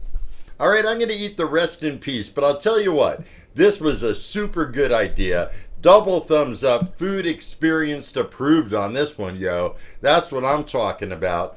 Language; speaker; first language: English; native; English